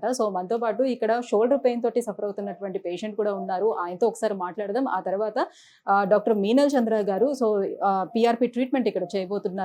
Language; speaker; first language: Telugu; native; Telugu